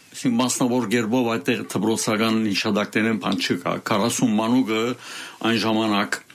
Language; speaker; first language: Armenian; native; Armenian